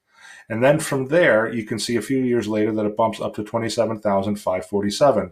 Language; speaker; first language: English; native; English